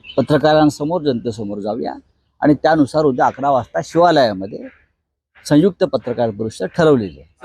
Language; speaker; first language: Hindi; non-native, local second language; Marathi